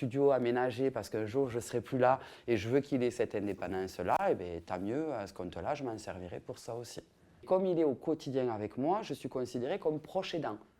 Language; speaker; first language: French; native; French